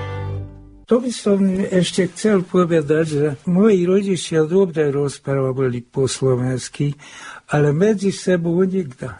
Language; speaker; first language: Slovak; non-native, local second language; Hungarian